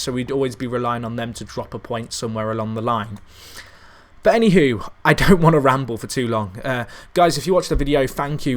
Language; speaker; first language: English; native; English